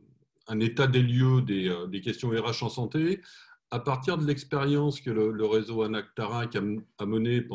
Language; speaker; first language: French; native; French